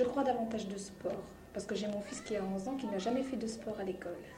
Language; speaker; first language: French; native; French